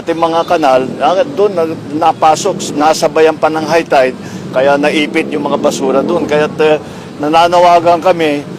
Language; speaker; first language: Filipino; native; Filipino